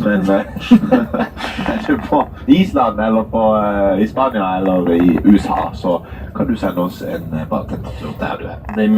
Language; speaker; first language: Norwegian; native; Norwegian